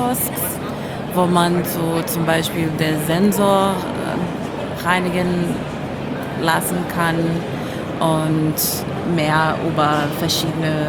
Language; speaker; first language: German; non-native, fluent; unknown